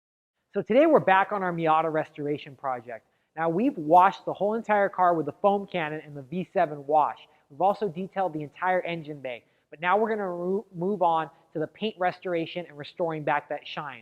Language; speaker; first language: English; native; English